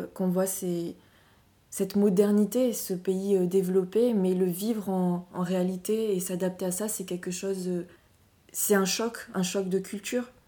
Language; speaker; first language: French; non-native, local second language; Malagasy